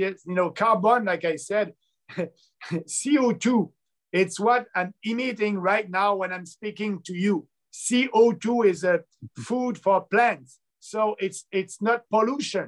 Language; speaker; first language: English; non-native, local second language; French